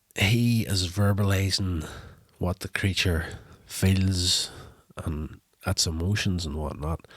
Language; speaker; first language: English; native; English